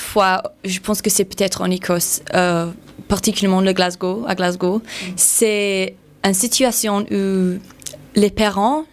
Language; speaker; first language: French; non-native, learner; English